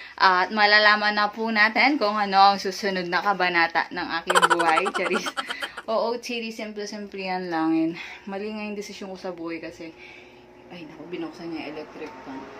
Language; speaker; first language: Filipino; non-native, local second language; Pampanga